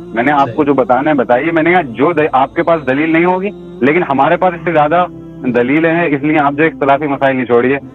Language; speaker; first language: Urdu; native; Urdu